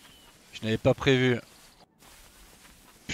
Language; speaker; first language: French; native; French